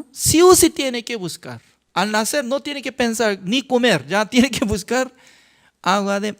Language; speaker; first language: Spanish; non-native, fluent; Korean